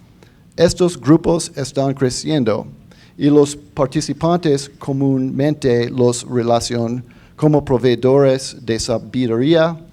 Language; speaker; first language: Spanish; non-native, fluent; English